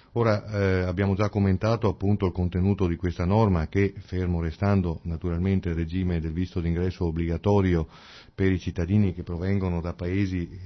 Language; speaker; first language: Italian; native; Italian